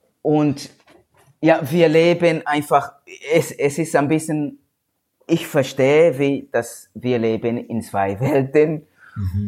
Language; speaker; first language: German; non-native, learner; Swahili